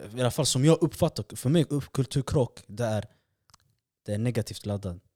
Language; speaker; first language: Swedish; early bilingual, other home language; Somali